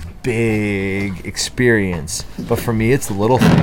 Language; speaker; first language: English; native; English